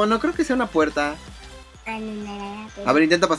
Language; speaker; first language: Spanish; native; Spanish